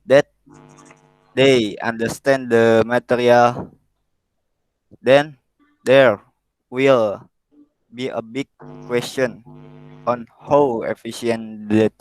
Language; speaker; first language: English; non-native, learner; Indonesian